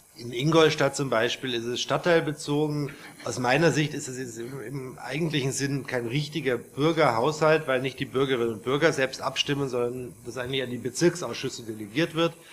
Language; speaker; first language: German; native; German